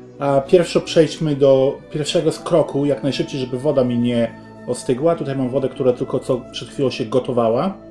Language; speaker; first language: Polish; early bilingual, heritage; Polish